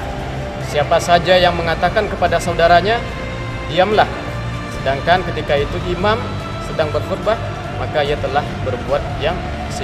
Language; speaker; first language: Indonesian; native; Indonesian